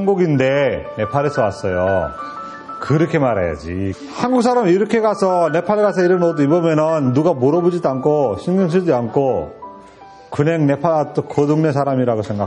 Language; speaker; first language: Korean; non-native, fluent; Nepali